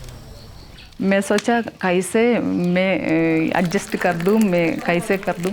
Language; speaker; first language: Hindi; non-native, local second language; Malayalam